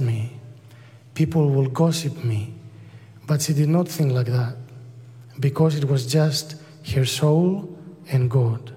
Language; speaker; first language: English; non-native, fluent; Greek